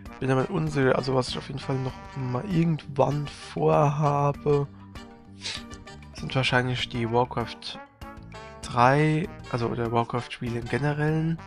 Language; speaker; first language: German; native; German